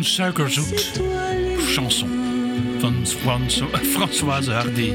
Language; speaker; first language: Dutch; native; Dutch